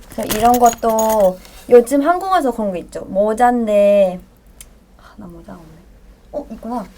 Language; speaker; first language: Korean; non-native, fluent; Thai